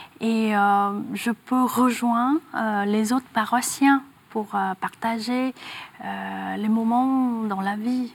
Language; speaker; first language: French; non-native, fluent; Vietnamese